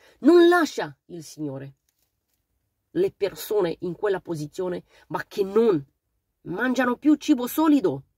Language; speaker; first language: Italian; non-native, fluent; Romanian